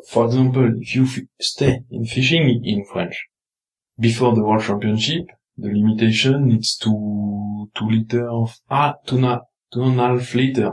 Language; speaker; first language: English; non-native, learner; French